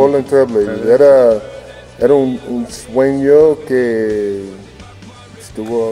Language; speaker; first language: Spanish; non-native, fluent; English